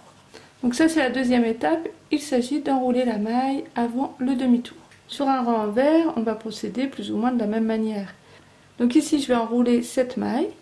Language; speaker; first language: French; native; French